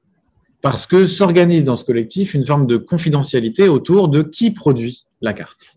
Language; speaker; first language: French; native; French